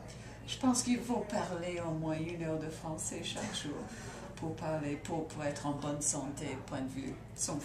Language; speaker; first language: French; non-native, fluent; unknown